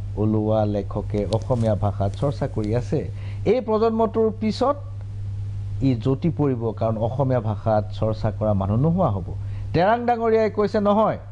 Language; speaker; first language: Assamese; native; Assamese